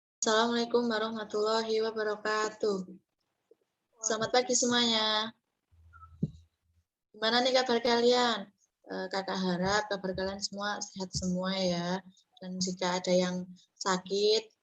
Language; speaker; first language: Indonesian; native; Indonesian